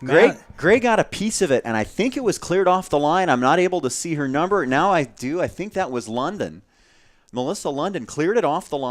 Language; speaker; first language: English; native; English